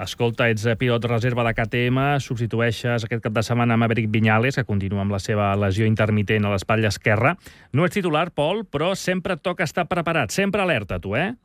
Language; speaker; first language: Catalan; native; Catalan